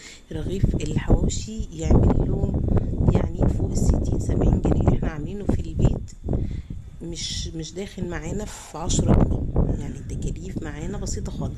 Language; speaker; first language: Arabic; native; Arabic